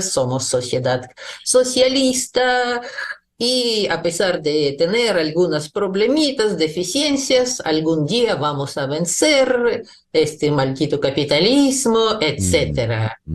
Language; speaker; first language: Spanish; non-native, fluent; Russian